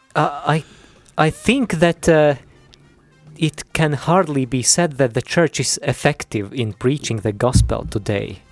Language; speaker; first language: English; non-native, fluent; Latvian